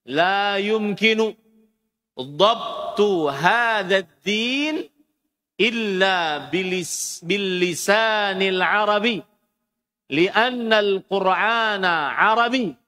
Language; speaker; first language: Arabic; non-native, fluent; Indonesian